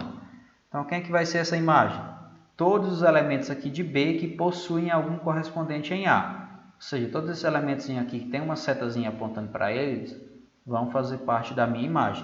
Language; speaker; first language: Portuguese; native; Portuguese